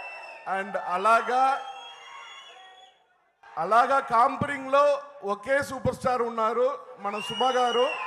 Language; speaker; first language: Telugu; non-native, learner; Tamil